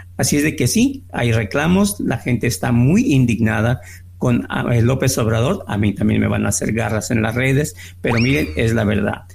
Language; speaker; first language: Spanish; native; Spanish